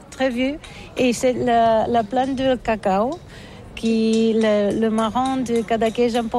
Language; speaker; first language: French; non-native, learner; Catalan